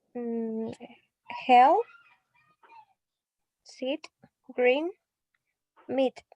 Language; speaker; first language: English; non-native, learner; Spanish